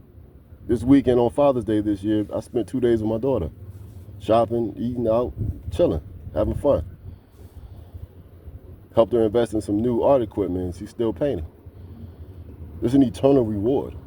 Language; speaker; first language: English; native; English